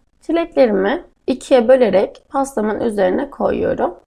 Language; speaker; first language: Turkish; native; Turkish